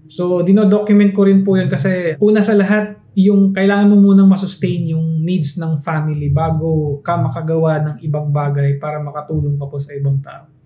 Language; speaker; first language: Filipino; non-native, local second language; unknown